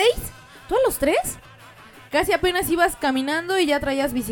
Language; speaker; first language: Spanish; native; Spanish